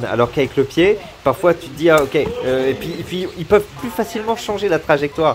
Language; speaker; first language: French; native; French